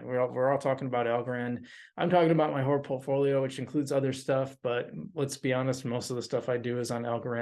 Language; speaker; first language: English; native; English